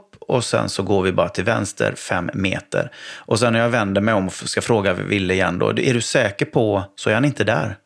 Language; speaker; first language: Swedish; native; Swedish